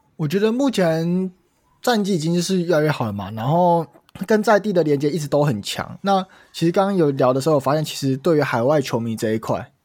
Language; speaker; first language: Chinese; native; Chinese